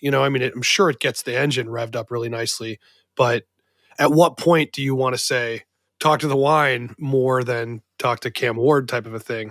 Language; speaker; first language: English; native; English